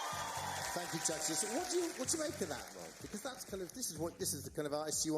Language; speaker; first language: English; native; English